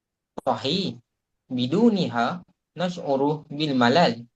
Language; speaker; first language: Arabic; non-native, learner; Malay